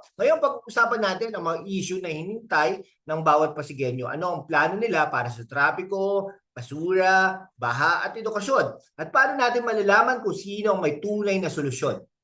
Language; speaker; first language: Filipino; native; Filipino